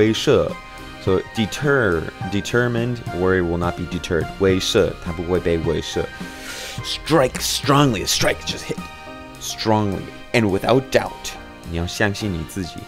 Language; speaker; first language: English; native; English